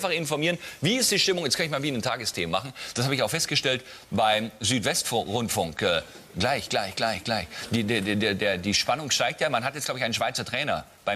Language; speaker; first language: German; native; German